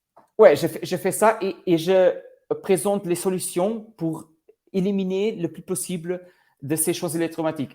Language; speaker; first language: French; non-native, learner; Portuguese